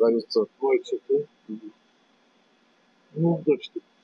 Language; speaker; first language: Russian; non-native, learner; Azerbaijani